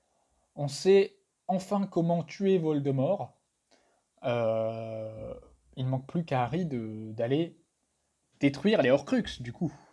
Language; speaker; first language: French; native; French